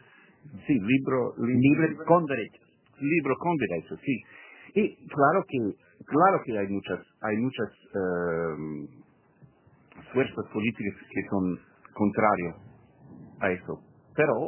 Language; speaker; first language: Spanish; non-native, fluent; English